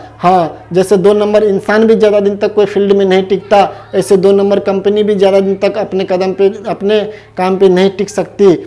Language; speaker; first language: Hindi; native; Hindi